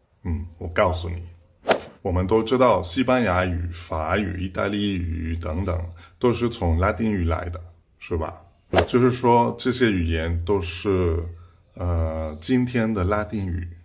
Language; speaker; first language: Chinese; non-native, fluent; Spanish